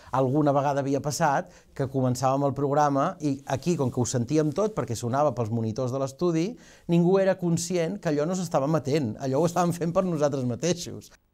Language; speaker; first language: Catalan; native; Catalan